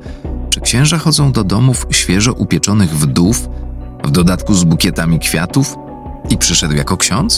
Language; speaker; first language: Polish; native; Polish